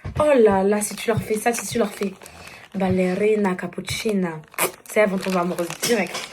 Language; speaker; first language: French; non-native, local second language; Arabic